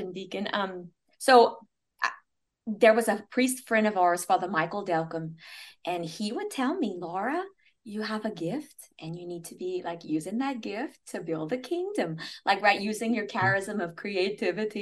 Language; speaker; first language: English; native; English